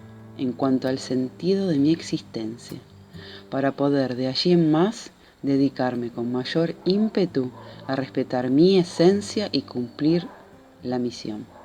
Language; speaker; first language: Spanish; native; Spanish